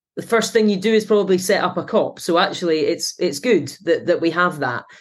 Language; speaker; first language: English; native; English